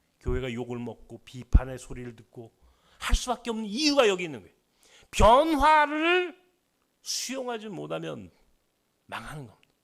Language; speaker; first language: Korean; native; Korean